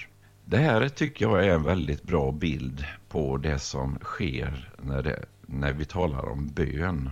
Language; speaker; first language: Swedish; native; Swedish